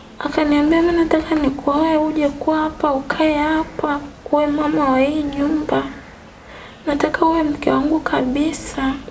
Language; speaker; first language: Swahili; native; Swahili